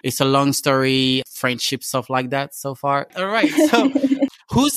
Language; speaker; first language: English; non-native, fluent; French